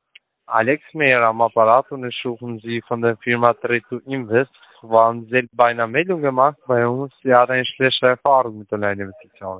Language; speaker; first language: German; non-native, learner; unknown